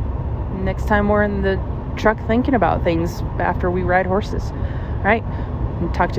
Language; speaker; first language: English; native; English